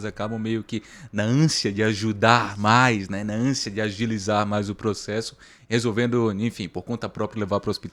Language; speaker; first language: Portuguese; native; Portuguese